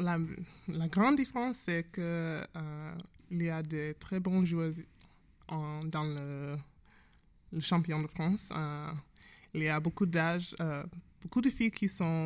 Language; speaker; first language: French; non-native, learner; English